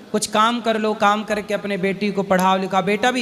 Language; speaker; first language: Hindi; native; Hindi